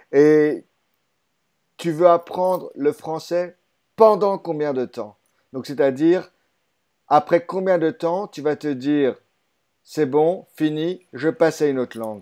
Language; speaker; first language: French; native; French